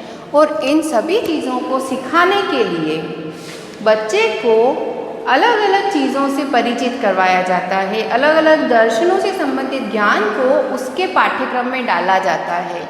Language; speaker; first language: Hindi; native; Hindi